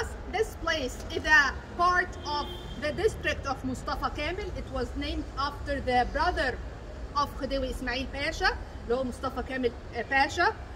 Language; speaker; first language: English; non-native, fluent; Arabic